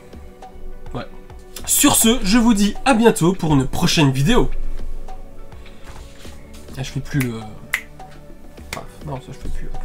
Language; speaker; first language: French; native; French